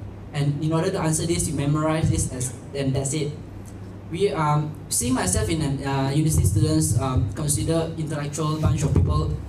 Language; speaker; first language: English; non-native, local second language; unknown